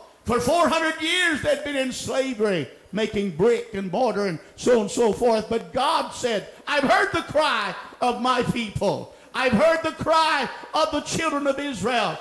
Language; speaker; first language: English; native; English